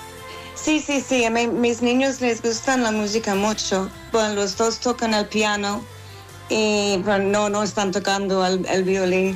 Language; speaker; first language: Spanish; non-native, fluent; English